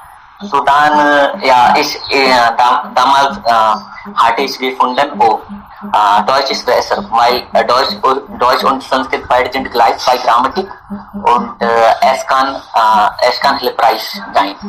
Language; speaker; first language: German; non-native, learner; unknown